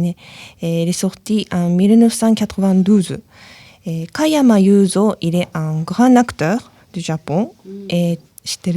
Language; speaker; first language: French; non-native, learner; Japanese